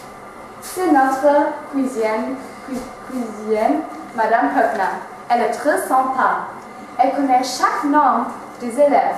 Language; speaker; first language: French; non-native, learner; German